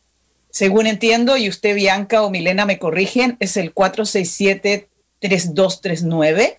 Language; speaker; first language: Spanish; native; Spanish